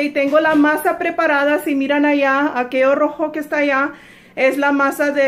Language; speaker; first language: Spanish; early bilingual, heritage; Spanish